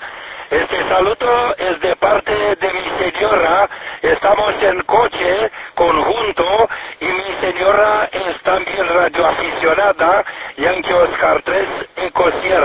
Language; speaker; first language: Spanish; non-native, learner; Romanian